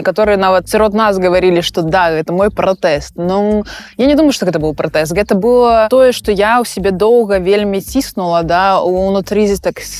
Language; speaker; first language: Belarusian; non-native, local second language; Russian